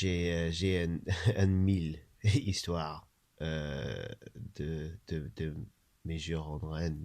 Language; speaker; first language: French; non-native, learner; English